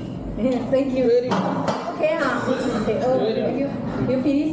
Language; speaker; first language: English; non-native, learner; Chinese